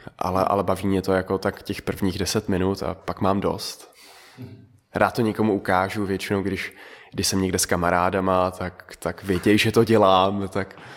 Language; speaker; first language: Czech; early bilingual, other home language; Dutch